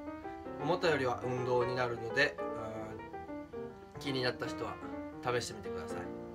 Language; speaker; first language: Japanese; native; Japanese